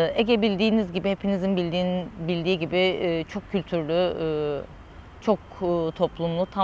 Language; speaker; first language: Turkish; native; Turkish